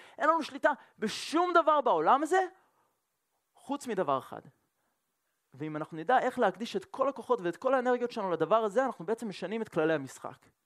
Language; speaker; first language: Hebrew; non-native, fluent; French